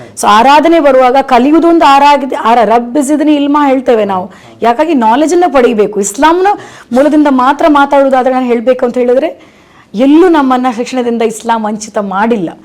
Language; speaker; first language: Kannada; non-native, local second language; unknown